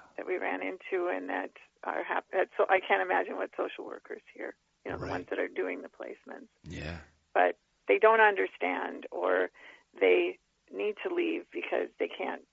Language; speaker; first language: English; native; English